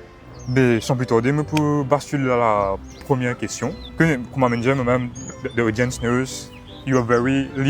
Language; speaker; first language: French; non-native, local second language; Morisyen